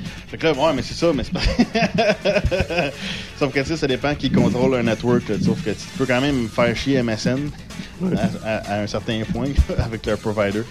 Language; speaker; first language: French; native; French